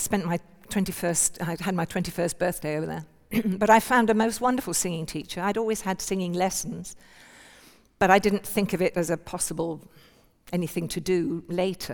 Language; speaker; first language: English; native; English